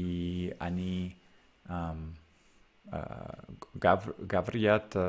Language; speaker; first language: Russian; non-native, learner; English